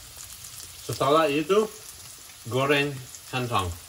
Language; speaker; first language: Indonesian; non-native, learner; English